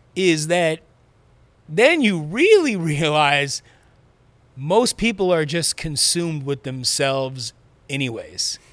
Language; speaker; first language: English; native; English